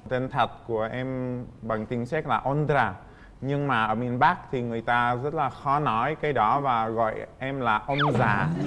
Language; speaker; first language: Vietnamese; non-native, fluent; Czech